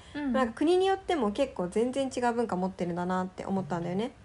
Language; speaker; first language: Japanese; native; Japanese